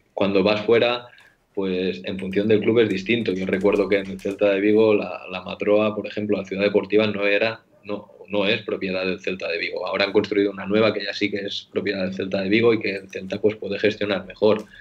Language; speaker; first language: Spanish; native; Spanish